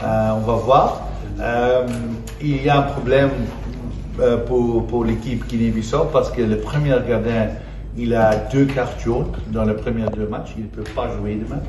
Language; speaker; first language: French; non-native, fluent; Dutch